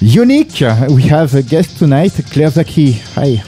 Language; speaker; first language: English; non-native, learner; French